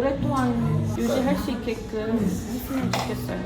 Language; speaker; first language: Korean; non-native, fluent; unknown